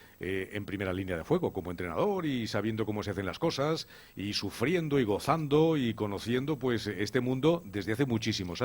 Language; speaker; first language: Spanish; native; Spanish